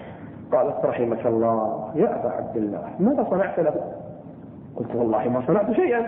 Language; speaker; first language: Arabic; native; Arabic